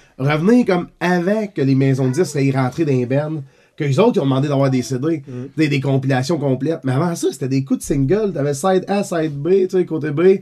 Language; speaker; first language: French; native; French